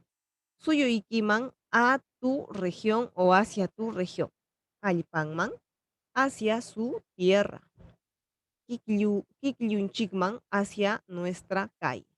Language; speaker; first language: Spanish; non-native, local second language; Quechua